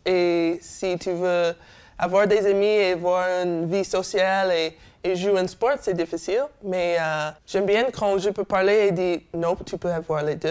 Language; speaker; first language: French; non-native, learner; English